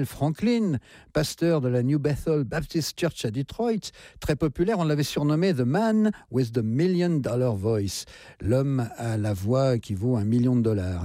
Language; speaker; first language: French; native; French